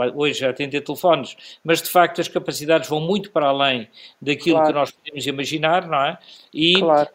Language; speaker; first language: Portuguese; native; Portuguese